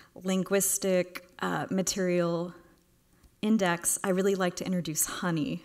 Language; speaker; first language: English; native; English